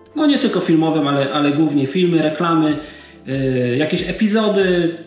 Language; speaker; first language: Polish; native; Polish